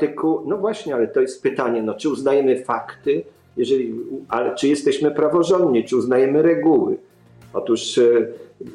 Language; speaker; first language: Polish; native; Polish